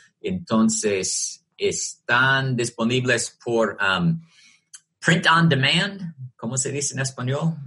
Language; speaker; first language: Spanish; non-native, fluent; English